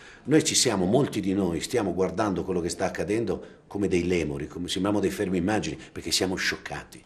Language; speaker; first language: Italian; native; Italian